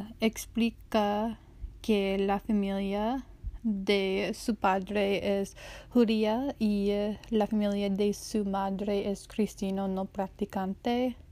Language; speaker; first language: Spanish; non-native, learner; English